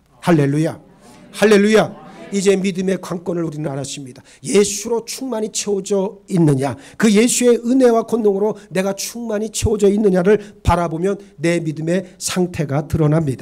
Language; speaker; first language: Korean; native; Korean